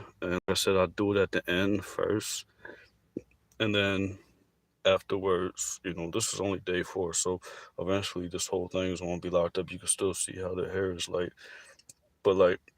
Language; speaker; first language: English; native; English